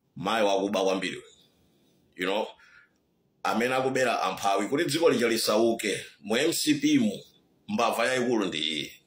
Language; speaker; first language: Nyanja; native; Nyanja